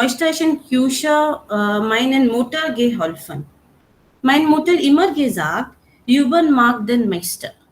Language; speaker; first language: German; non-native, learner; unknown